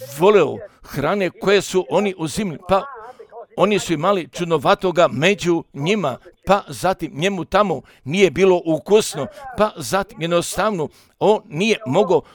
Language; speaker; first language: Croatian; early bilingual, heritage; Croatian